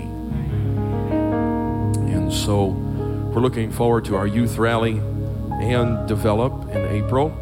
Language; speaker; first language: English; native; English